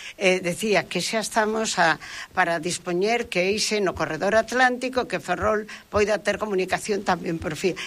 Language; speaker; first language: Galician; native; Galician